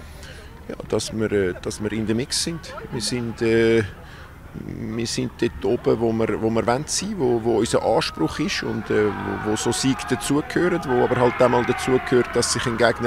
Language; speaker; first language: German; native; German